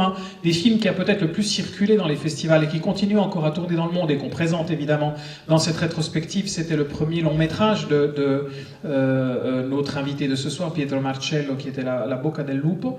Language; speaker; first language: French; native; French